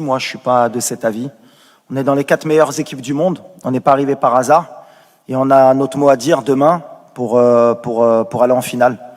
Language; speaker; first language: French; native; French